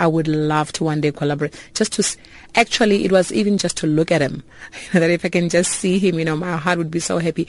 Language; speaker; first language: English; non-native, local second language; Northern Sotho